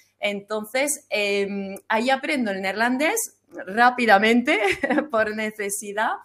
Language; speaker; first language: Spanish; non-native, fluent; Dutch